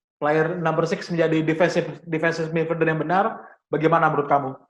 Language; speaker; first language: Indonesian; native; Indonesian